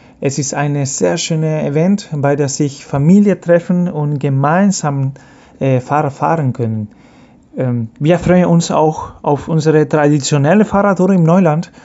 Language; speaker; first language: German; early bilingual, heritage; Spanish